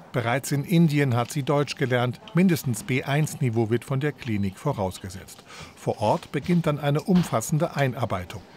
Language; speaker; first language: German; native; German